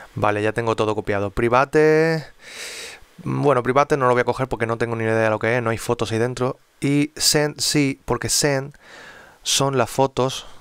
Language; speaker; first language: Spanish; native; Spanish